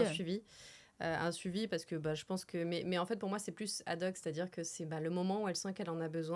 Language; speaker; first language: French; native; French